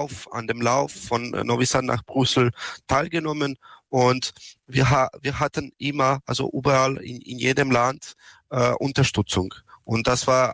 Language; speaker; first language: German; non-native, learner; Serbian